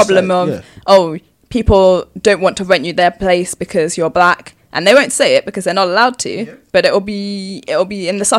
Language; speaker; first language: English; native; English